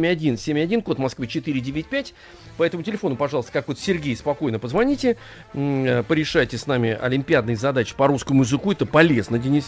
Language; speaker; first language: Russian; native; Russian